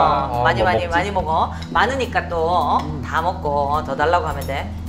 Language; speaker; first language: Korean; native; Korean